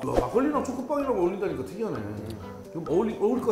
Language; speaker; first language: Korean; native; Korean